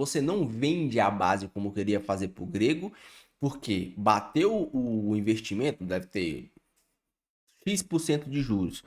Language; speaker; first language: Portuguese; native; Portuguese